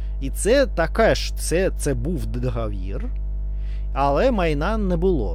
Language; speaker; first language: Ukrainian; non-native, learner; Russian